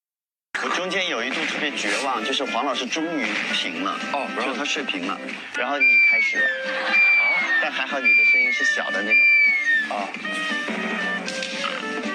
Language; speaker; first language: Chinese; native; Chinese